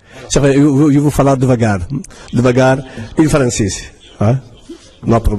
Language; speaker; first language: Portuguese; non-native, fluent; Arabic